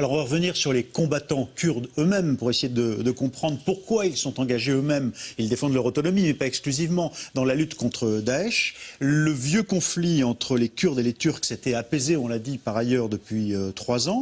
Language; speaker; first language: French; native; French